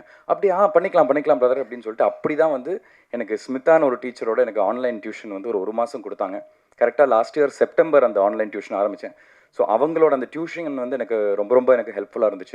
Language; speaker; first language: Tamil; native; Tamil